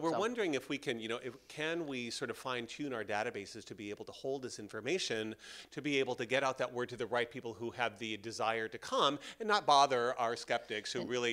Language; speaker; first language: English; native; English